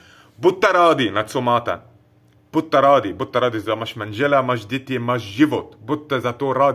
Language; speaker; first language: Czech; non-native, learner; Arabic